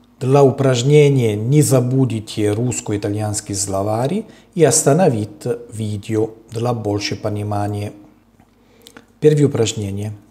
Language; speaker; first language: Russian; non-native, learner; Italian